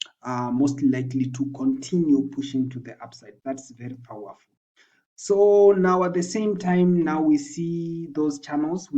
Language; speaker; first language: English; non-native, local second language; Swahili